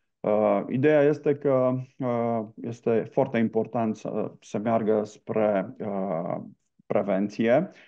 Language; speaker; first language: Romanian; non-native, local second language; Hungarian